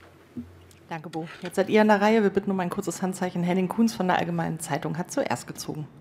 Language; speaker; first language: German; native; German